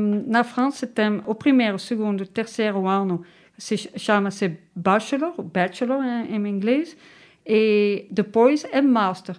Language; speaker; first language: Portuguese; non-native, learner; Dutch